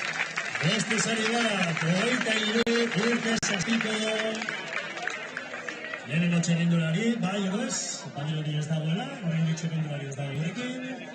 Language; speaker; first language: Basque; native; Basque